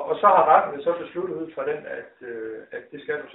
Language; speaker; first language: Danish; native; Danish